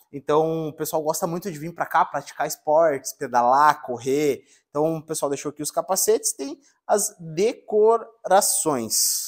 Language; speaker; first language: Portuguese; native; Portuguese